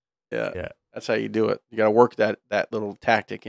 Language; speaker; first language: English; native; English